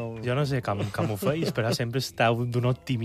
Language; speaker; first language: Catalan; native; Catalan